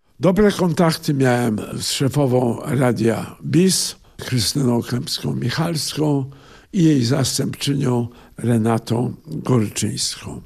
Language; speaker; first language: Polish; native; Polish